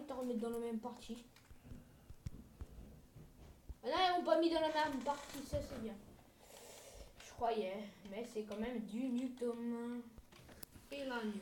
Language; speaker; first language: French; native; French